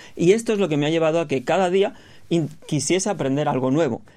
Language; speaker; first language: Spanish; native; Spanish